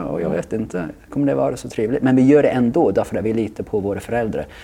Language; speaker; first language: Swedish; non-native, fluent; English